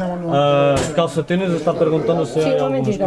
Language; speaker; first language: Spanish; non-native, learner; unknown